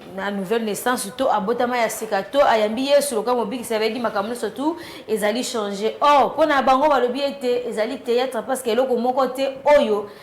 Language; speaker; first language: Lingala; native; Lingala